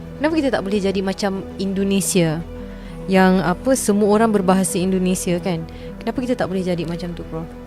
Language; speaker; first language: Malay; native; Malay